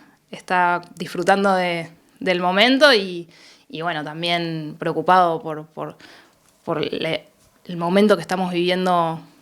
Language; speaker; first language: Spanish; native; Spanish